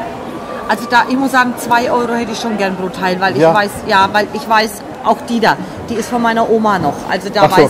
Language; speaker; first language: German; native; German